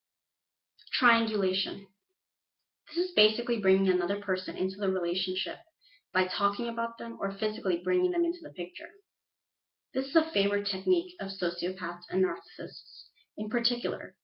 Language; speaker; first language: English; native; English